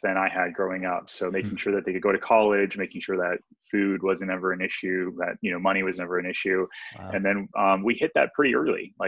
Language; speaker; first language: English; native; English